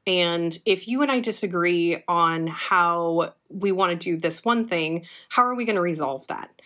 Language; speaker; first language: English; native; English